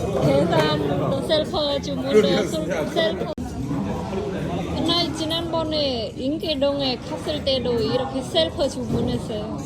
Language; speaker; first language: Korean; non-native, fluent; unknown